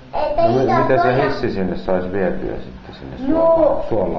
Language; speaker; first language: Finnish; native; Finnish